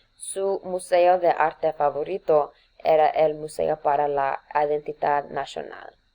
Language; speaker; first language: Spanish; non-native, learner; English